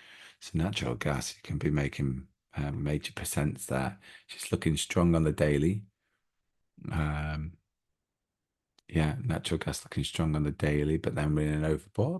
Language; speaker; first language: English; native; English